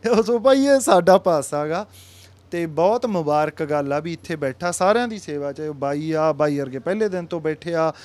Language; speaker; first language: Punjabi; native; Punjabi